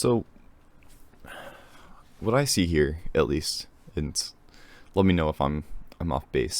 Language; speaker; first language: English; native; English